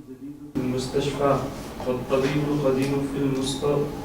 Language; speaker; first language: Arabic; non-native, learner; Urdu